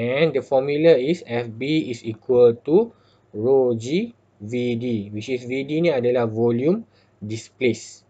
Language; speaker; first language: English; non-native, local second language; Malay